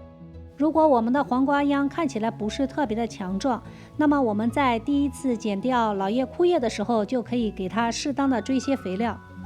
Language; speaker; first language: Chinese; native; Chinese